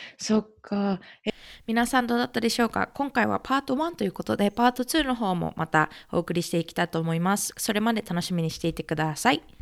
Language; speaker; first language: Japanese; native; Japanese